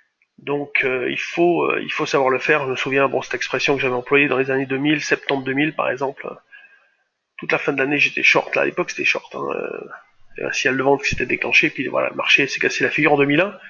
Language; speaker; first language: French; native; French